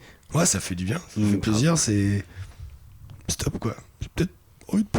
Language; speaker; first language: French; native; French